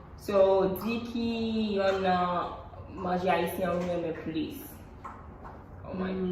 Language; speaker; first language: Haitian Creole; early bilingual, heritage; Haitian Creole